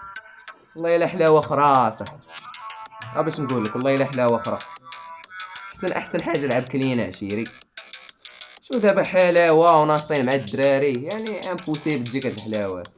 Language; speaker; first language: Arabic; native; Arabic